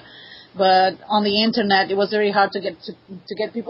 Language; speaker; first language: English; non-native, fluent; Portuguese